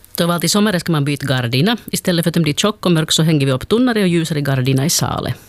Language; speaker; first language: Swedish; native; Swedish